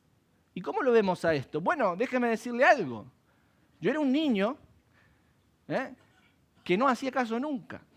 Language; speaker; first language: Spanish; native; Spanish